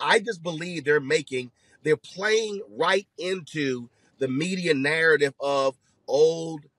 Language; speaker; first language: English; native; English